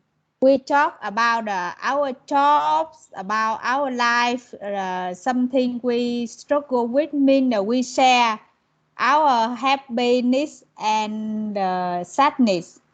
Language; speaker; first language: English; non-native, learner; Vietnamese